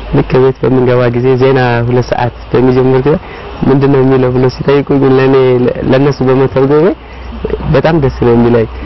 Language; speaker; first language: Amharic; non-native, local second language; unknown